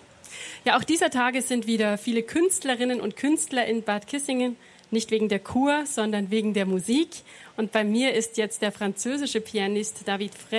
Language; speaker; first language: German; native; German